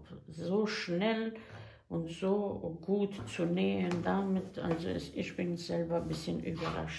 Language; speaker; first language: German; non-native, fluent; Bosnian